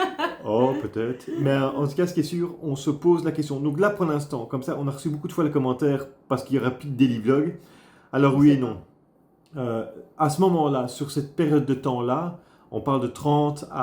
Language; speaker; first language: French; native; French